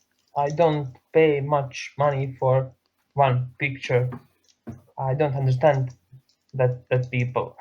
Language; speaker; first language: English; non-native, learner; Serbian